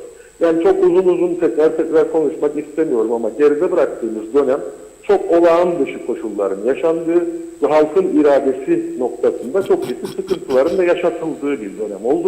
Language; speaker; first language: Turkish; native; Turkish